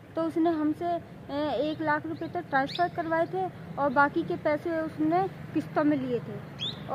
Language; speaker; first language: Hindi; native; Hindi